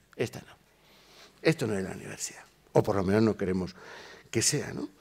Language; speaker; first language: Spanish; native; Spanish